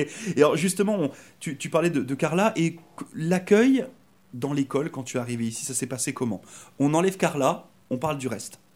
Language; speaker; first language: French; native; French